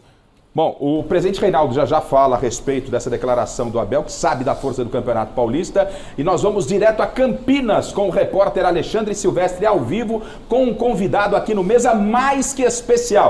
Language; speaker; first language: Portuguese; native; Portuguese